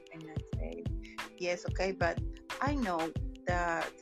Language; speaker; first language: English; non-native, learner; Spanish